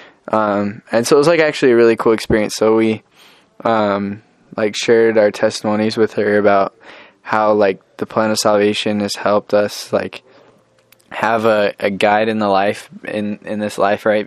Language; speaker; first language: English; native; English